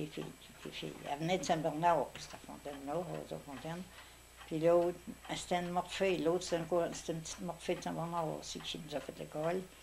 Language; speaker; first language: French; native; French